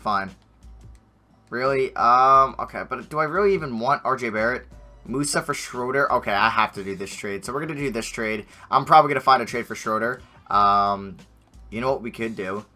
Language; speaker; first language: English; native; English